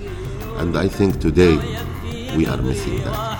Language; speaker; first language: English; non-native, fluent; Arabic